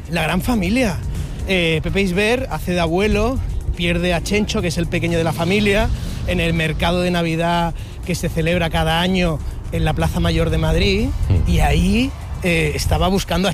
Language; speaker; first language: Spanish; native; Spanish